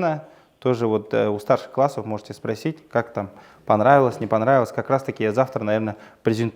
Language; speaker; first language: Russian; native; Russian